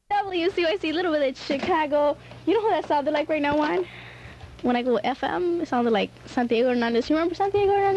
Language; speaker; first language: English; native; English